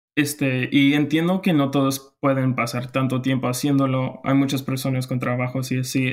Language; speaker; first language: Spanish; non-native, fluent; English